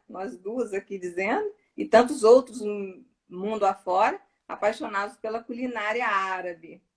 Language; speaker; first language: Portuguese; native; Portuguese